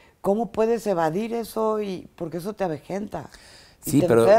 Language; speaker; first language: Spanish; native; Spanish